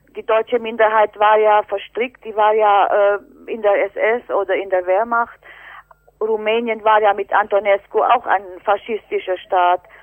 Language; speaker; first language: German; native; German